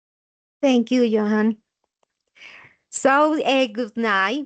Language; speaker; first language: English; non-native, learner; Spanish